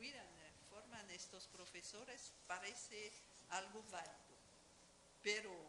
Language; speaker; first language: Spanish; non-native, fluent; French